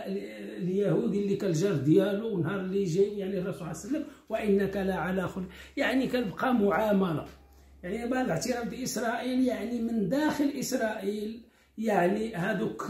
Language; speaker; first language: Arabic; native; Arabic